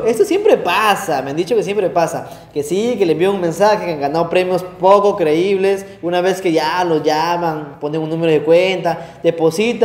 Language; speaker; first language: Spanish; native; Spanish